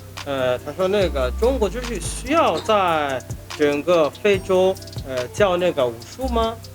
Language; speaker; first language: Chinese; non-native, fluent; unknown